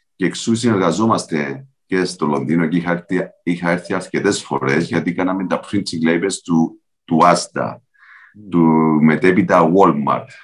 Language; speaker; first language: Greek; native; Greek